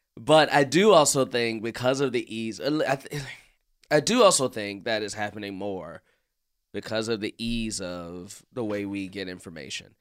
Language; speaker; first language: English; native; English